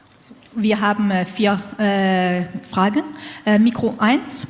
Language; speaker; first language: German; non-native, learner; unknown